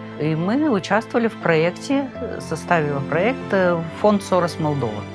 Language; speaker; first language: Russian; non-native, local second language; Gagauz